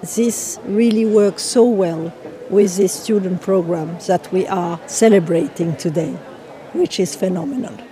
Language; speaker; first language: English; non-native, fluent; French